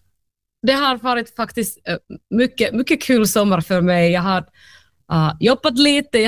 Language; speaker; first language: Swedish; non-native, learner; Finnish